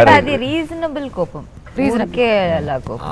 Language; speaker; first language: Telugu; non-native, learner; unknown